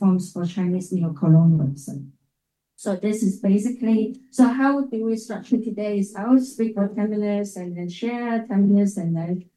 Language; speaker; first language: English; non-native, local second language; Cantonese